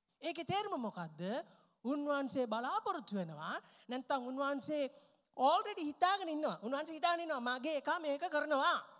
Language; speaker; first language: Sinhala; non-native, local second language; Tamil